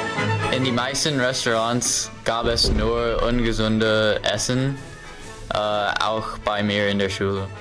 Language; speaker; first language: German; non-native, learner; English